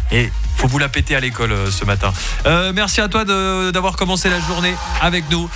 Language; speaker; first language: French; native; French